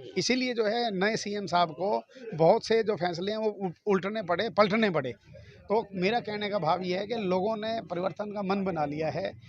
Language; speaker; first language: Hindi; native; Hindi